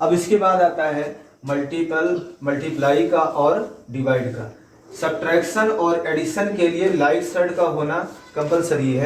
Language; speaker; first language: Hindi; native; Hindi